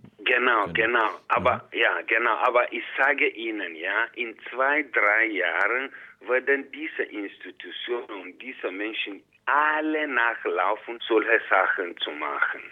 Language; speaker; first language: German; non-native, fluent; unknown